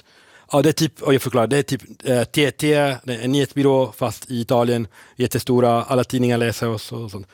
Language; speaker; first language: Swedish; non-native, fluent; Italian